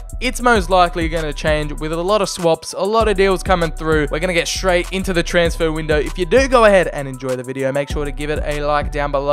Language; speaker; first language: English; native; English